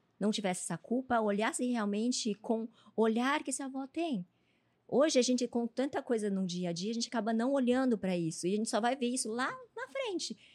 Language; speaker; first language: Portuguese; early bilingual, other home language; Chinese